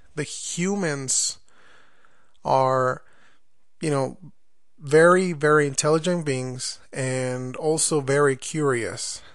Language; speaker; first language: English; non-native, fluent; Spanish